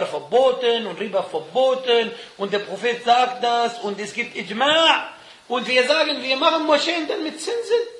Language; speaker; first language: German; non-native, fluent; Arabic